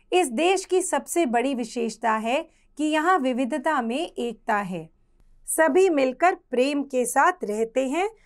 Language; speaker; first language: Hindi; native; Hindi